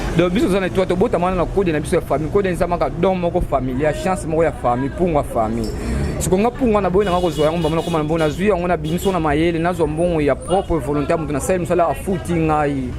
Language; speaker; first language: Lingala; non-native, local second language; Kongo